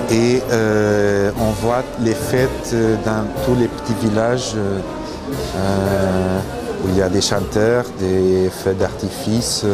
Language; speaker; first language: French; non-native, fluent; Portuguese